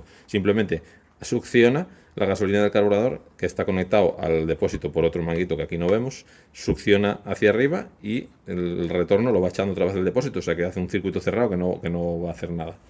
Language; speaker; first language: Spanish; native; Spanish